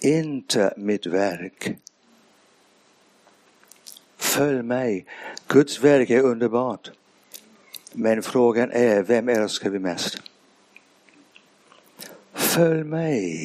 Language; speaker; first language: Swedish; non-native, fluent; English